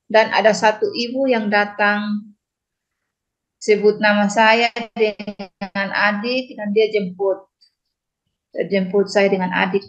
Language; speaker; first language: Indonesian; non-native, local second language; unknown